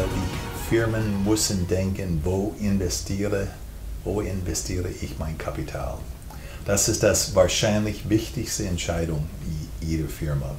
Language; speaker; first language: German; non-native, fluent; English